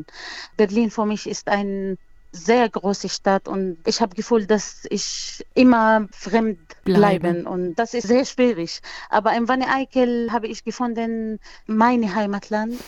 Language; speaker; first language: German; non-native, learner; Arabic